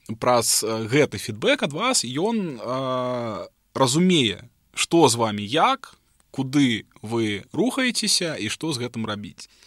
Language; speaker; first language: Belarusian; non-native, local second language; Russian